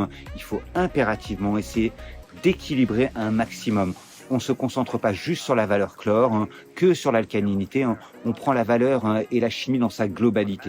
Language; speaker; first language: French; native; French